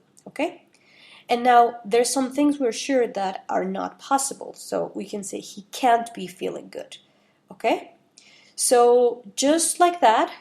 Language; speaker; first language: English; non-native, fluent; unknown